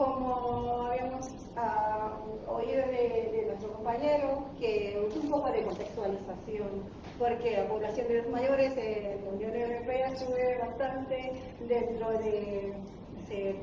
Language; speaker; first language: Spanish; non-native, learner; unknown